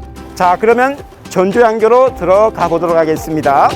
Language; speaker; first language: Korean; native; Korean